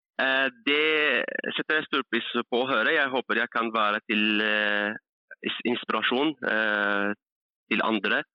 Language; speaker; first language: Norwegian; early bilingual, other home language; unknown